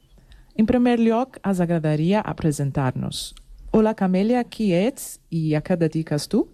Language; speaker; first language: Catalan; non-native, learner; Portuguese